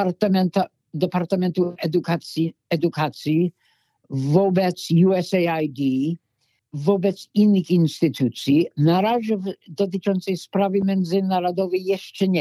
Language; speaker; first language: Polish; non-native, fluent; English